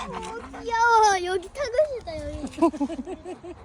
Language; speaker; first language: Korean; early bilingual, other home language; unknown